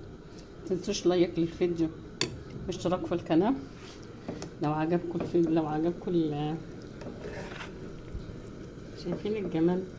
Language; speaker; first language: Arabic; native; Arabic